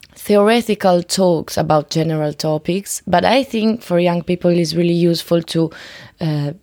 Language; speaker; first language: English; non-native, learner; Italian